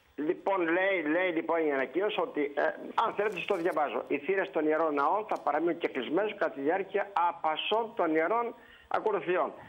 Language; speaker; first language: Greek; native; Greek